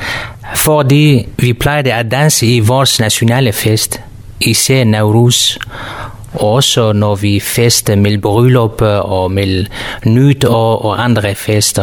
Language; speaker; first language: Danish; non-native, learner; Kurdish